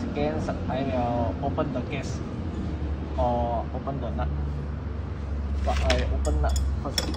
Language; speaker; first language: English; non-native, local second language; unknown